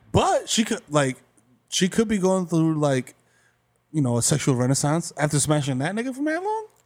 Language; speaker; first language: English; native; English